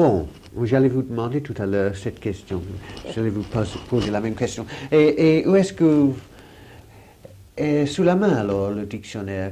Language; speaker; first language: French; non-native, fluent; English